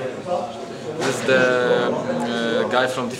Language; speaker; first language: English; non-native, learner; Polish